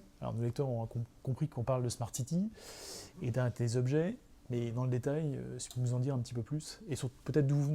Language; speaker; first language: French; native; French